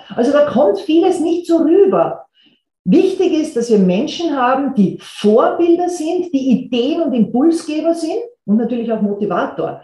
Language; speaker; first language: German; native; German